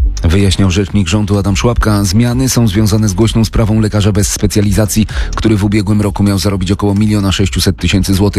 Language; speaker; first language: Polish; native; Polish